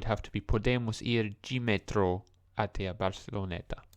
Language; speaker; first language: Portuguese; non-native, learner; English